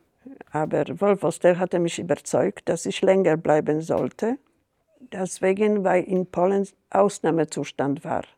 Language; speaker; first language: German; non-native, fluent; Polish